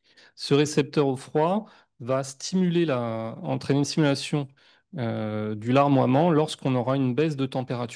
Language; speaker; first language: French; native; French